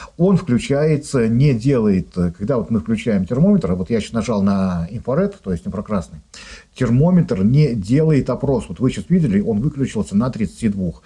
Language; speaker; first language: Russian; native; Russian